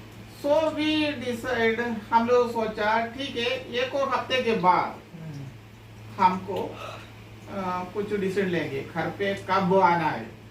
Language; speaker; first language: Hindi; non-native, local second language; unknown